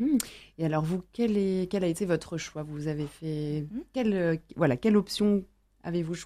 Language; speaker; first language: French; native; French